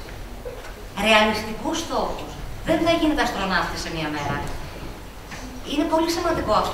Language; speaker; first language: Greek; native; Greek